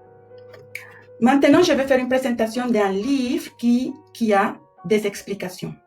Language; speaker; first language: French; non-native, fluent; Spanish